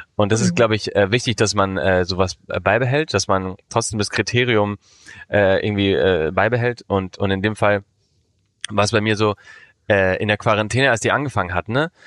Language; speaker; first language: German; early bilingual, heritage; German